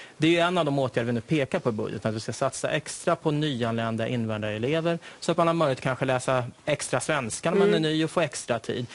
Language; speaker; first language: Swedish; native; Swedish